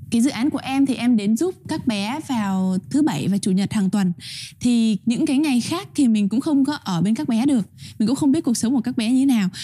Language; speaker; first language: Vietnamese; native; Vietnamese